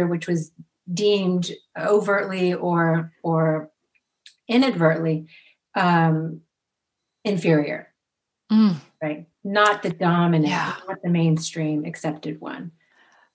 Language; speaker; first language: English; native; English